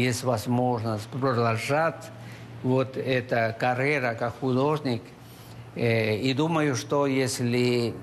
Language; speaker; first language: Russian; non-native, fluent; Spanish